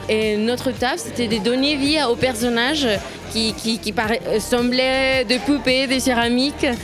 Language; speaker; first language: French; non-native, fluent; Spanish